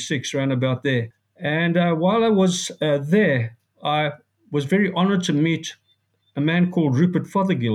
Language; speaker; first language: English; native; English